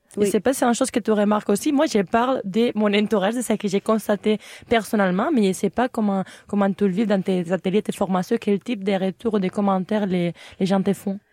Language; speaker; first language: French; non-native, fluent; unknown